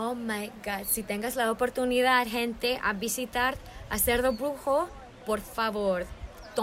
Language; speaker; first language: Spanish; early bilingual, heritage; English